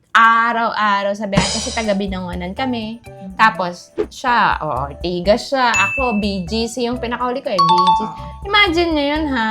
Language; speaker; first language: Filipino; native; Filipino